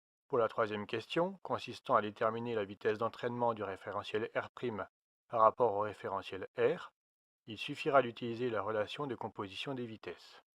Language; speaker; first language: French; native; French